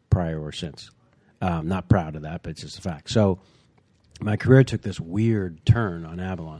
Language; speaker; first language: English; native; English